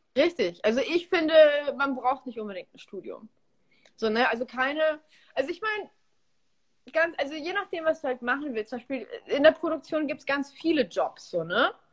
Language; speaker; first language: German; early bilingual, other home language; Polish